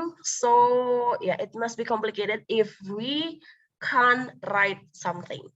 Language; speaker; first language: English; non-native, local second language; Indonesian